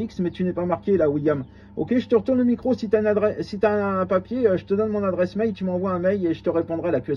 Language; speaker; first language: French; native; French